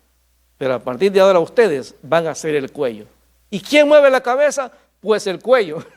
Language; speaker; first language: Spanish; native; Spanish